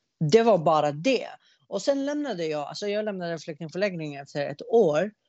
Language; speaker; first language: Swedish; early bilingual, other home language; Arabic